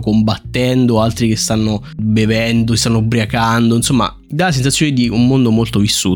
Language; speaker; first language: Italian; native; Italian